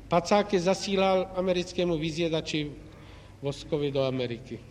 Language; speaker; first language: Czech; native; Czech